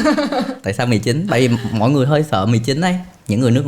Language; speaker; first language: Vietnamese; native; Vietnamese